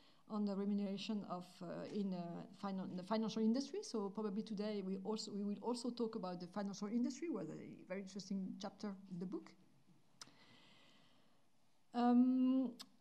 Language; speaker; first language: English; non-native, fluent; French